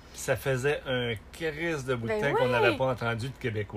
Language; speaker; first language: French; native; French